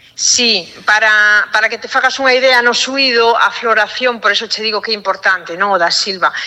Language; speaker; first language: Galician; native; Galician